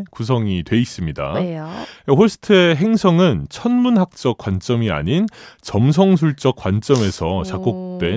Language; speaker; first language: Korean; native; Korean